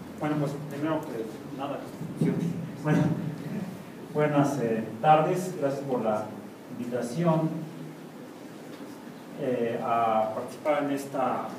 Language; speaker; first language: Spanish; native; Spanish